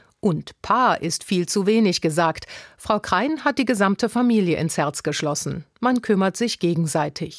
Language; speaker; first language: German; native; German